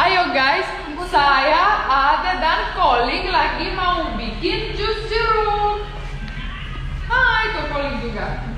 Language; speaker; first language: Indonesian; non-native, fluent; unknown